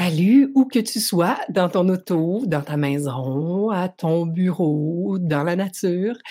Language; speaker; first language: French; native; French